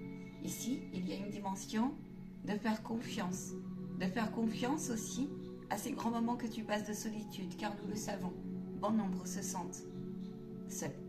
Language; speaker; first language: French; native; French